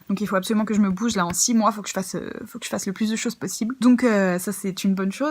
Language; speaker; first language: French; native; French